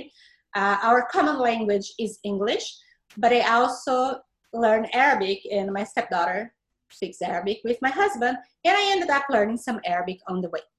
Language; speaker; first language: English; non-native, fluent; Portuguese